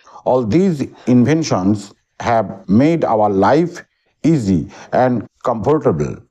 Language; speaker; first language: English; non-native, local second language; Bangla